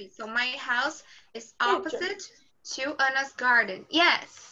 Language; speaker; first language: English; non-native, fluent; Portuguese